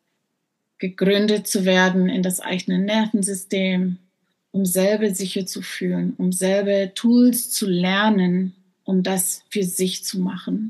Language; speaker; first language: German; non-native, fluent; English